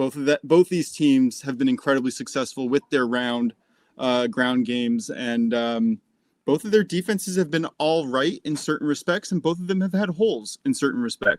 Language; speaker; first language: English; native; English